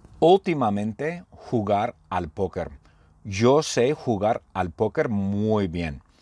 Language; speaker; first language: Spanish; non-native, fluent; English